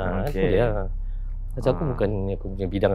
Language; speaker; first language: Malay; native; Malay